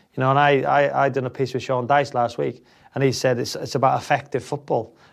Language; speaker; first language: English; native; English